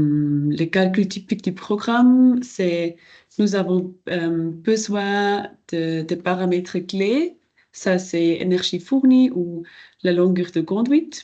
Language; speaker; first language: French; non-native, local second language; German